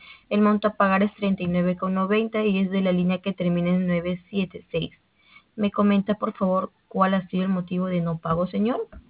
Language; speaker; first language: Spanish; native; Spanish